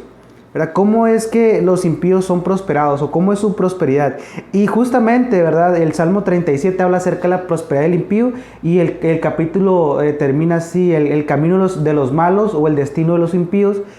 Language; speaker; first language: Spanish; native; Spanish